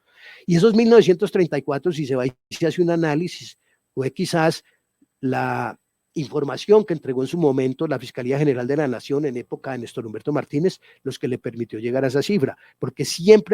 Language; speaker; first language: Spanish; native; Spanish